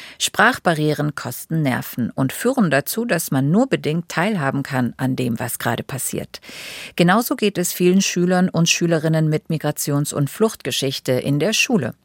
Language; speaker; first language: German; native; German